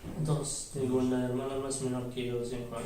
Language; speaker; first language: Spanish; non-native, learner; Arabic